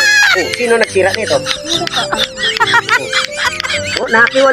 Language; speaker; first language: Filipino; non-native, local second language; Waray